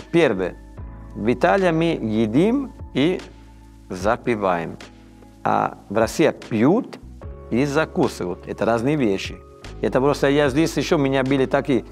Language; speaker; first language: Russian; non-native, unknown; Italian